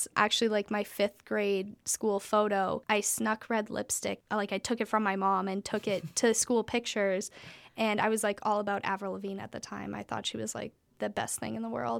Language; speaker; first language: English; native; English